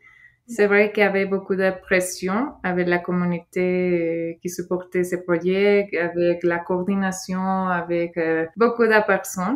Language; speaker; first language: French; non-native, fluent; Spanish